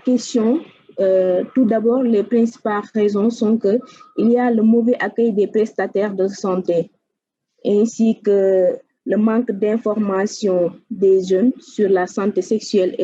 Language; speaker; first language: French; non-native, local second language; Wolof